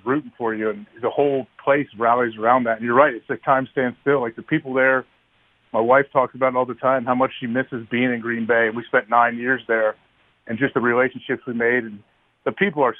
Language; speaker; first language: English; native; English